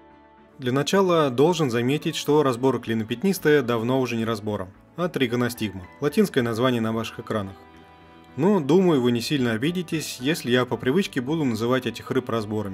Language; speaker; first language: Russian; native; Russian